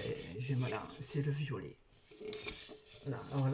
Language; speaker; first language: French; native; French